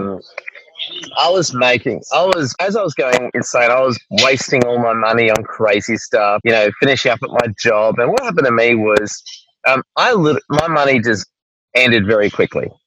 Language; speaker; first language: English; native; English